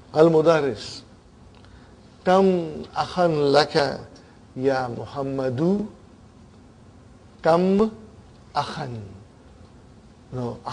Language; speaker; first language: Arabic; non-native, fluent; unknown